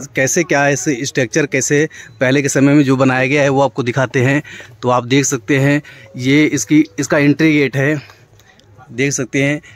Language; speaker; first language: Hindi; native; Hindi